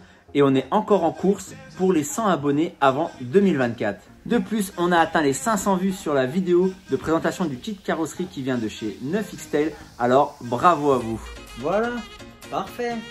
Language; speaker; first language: French; native; French